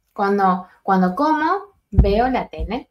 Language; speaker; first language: Spanish; non-native, fluent; Chinese